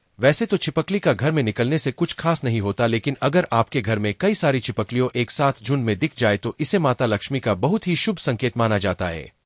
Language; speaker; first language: Hindi; non-native, local second language; Gujarati